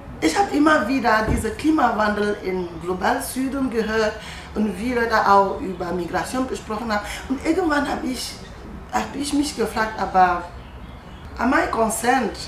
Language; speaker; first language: German; non-native, fluent; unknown